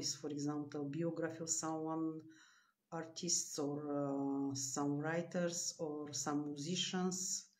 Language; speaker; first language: English; non-native, learner; Bulgarian